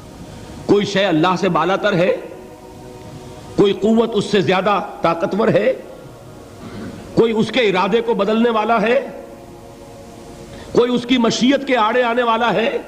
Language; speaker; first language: Urdu; native; Urdu